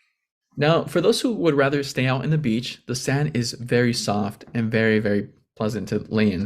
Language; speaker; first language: English; native; English